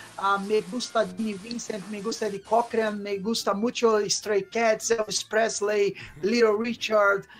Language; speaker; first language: Spanish; non-native, fluent; Portuguese